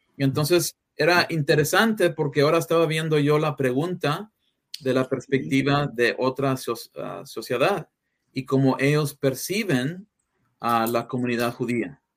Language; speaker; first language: Spanish; early bilingual, heritage; English